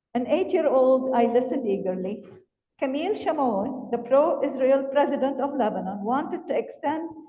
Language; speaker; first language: English; non-native, fluent; Arabic